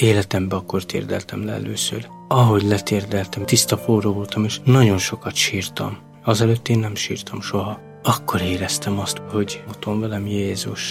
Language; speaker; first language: Hungarian; non-native, local second language; Romany